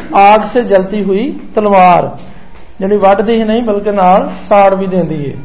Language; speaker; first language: Urdu; non-native, local second language; Punjabi